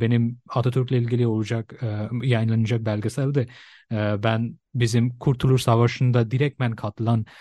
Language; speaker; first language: Turkish; non-native, fluent; Bangla